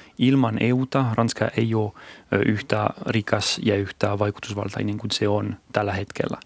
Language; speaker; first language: Finnish; non-native, fluent; French